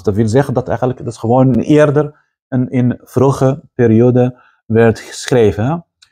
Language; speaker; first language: Dutch; non-native, fluent; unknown